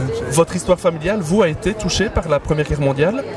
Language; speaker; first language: French; native; French